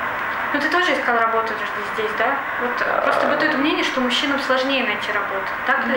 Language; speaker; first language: Russian; native; Russian